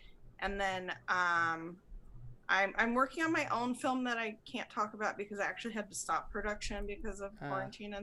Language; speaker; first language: English; native; English